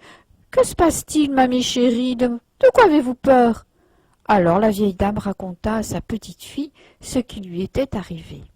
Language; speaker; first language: French; native; French